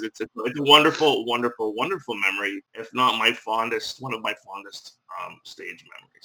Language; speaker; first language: English; native; English